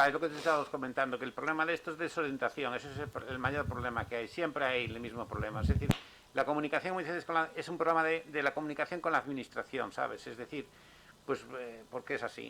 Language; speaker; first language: Spanish; native; Spanish